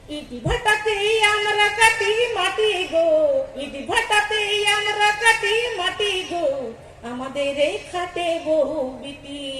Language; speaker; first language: Bangla; non-native, local second language; Santali